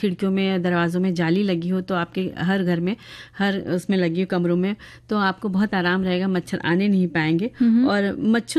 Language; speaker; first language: Hindi; native; Hindi